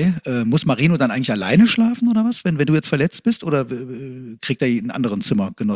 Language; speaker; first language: German; native; German